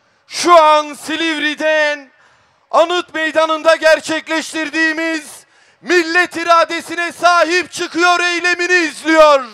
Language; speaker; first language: Turkish; native; Turkish